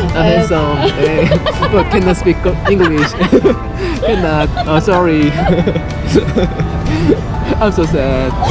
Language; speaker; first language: English; non-native, learner; Korean